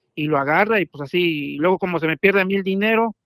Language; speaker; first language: Spanish; native; Spanish